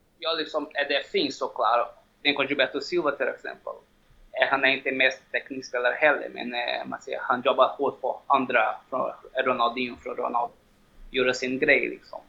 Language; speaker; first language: Swedish; non-native, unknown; Portuguese